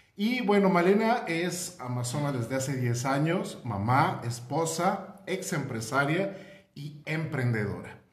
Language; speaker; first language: Spanish; native; Spanish